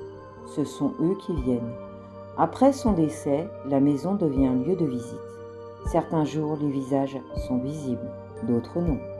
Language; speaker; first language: French; native; French